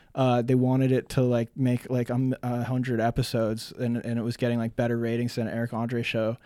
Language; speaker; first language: English; native; English